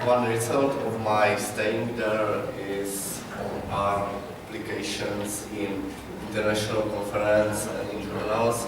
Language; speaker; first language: English; non-native, learner; Czech